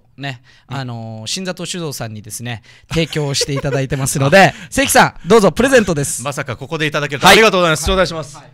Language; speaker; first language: Japanese; native; Japanese